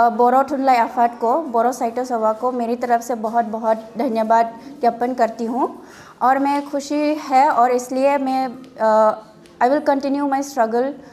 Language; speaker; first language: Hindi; non-native, local second language; Bodo